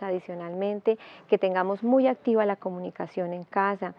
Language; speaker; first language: Spanish; native; Spanish